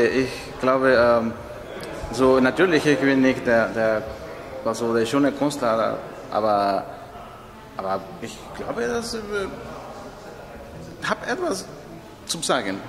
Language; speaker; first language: German; non-native, learner; Spanish